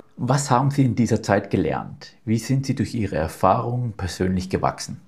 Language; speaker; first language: German; native; German